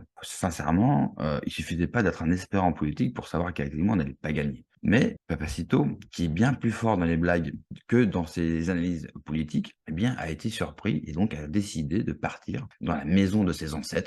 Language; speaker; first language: French; native; French